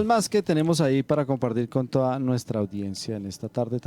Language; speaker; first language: Spanish; native; Spanish